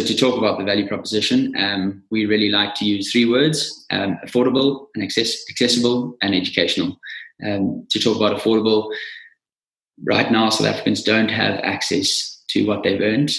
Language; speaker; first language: English; native; English